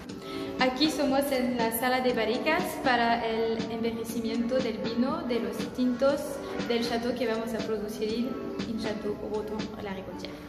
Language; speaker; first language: Spanish; non-native, fluent; French